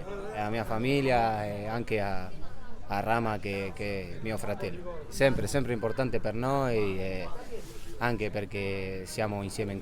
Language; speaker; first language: Italian; non-native, fluent; Spanish